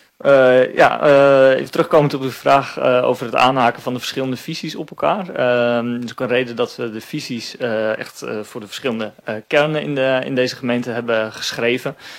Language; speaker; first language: Dutch; native; Dutch